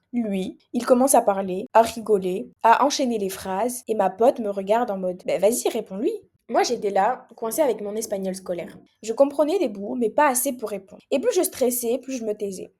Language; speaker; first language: French; non-native, local second language; Comorian